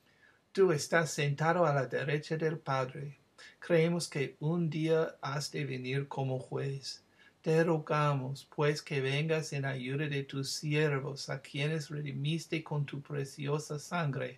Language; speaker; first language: Spanish; non-native, fluent; English